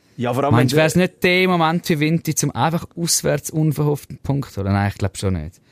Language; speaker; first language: German; native; German